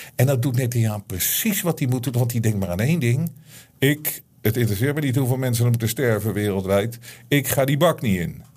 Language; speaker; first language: Dutch; native; Dutch